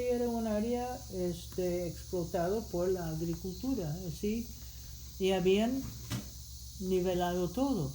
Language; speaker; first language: Spanish; non-native, fluent; English